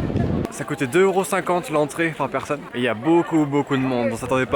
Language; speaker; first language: French; native; French